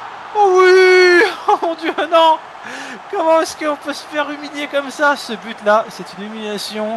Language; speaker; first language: French; native; French